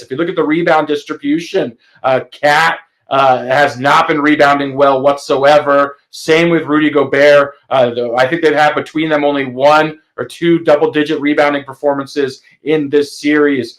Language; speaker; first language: English; native; English